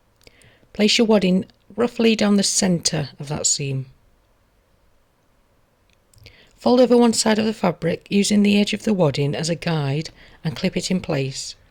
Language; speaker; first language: English; native; English